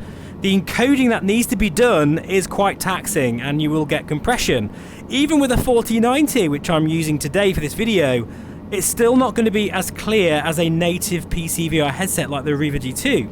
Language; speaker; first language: English; native; English